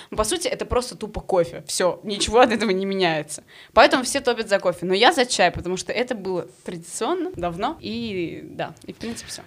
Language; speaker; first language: Russian; non-native, fluent; Arabic